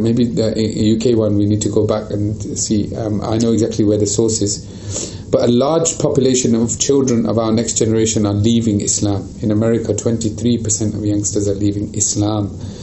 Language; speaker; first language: English; early bilingual, other home language; Urdu